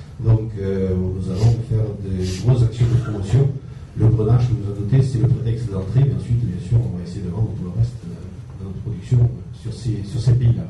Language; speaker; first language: French; native; French